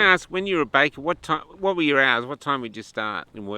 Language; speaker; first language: English; native; English